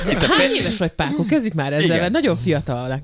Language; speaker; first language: Hungarian; native; Hungarian